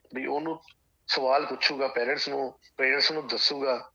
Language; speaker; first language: Punjabi; native; Punjabi